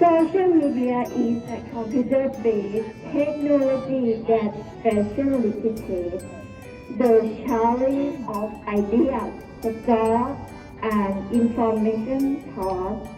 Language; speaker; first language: English; non-native, learner; Thai